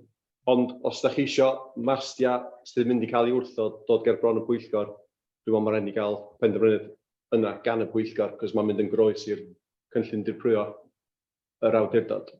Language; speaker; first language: Welsh; native; Welsh